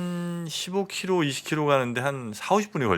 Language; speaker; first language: Korean; native; Korean